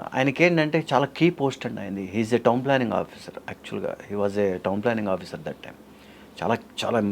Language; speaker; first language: Telugu; native; Telugu